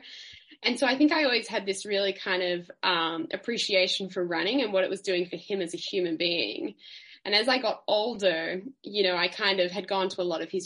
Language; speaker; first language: English; native; English